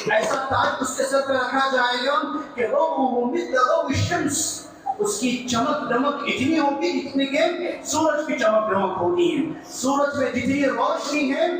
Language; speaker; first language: Urdu; native; Urdu